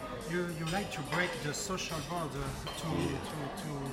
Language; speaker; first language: English; non-native, fluent; French